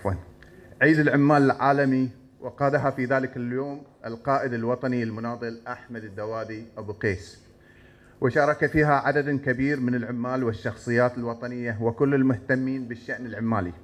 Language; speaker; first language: Arabic; native; Arabic